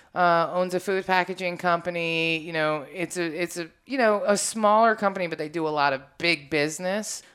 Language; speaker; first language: English; native; English